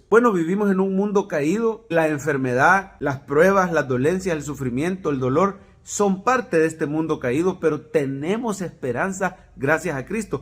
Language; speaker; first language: Spanish; native; Spanish